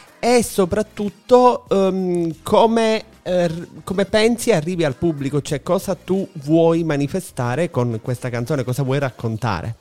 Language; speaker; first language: Italian; native; Italian